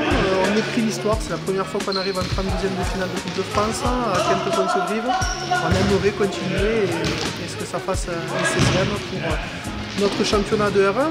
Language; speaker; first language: French; native; French